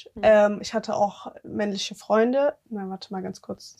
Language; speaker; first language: German; early bilingual, other home language; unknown